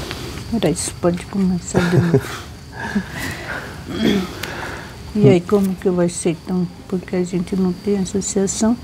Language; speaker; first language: Portuguese; non-native, local second language; Guarani